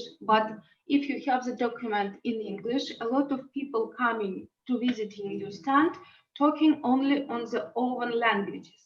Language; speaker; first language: English; non-native, learner; Russian